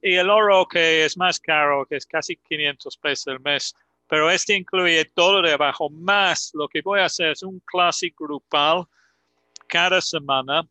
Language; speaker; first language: Spanish; non-native, fluent; English